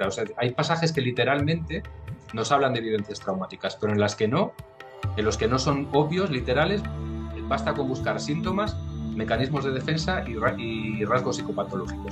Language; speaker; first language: Spanish; native; Spanish